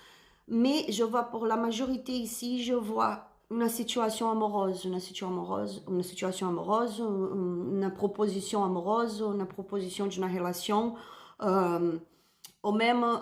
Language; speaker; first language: French; non-native, learner; Spanish